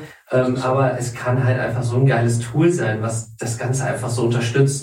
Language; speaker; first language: German; native; German